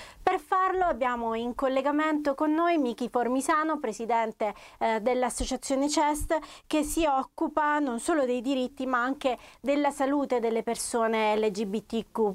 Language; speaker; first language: Italian; native; Italian